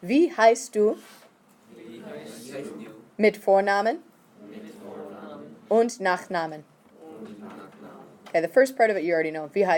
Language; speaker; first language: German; non-native, fluent; English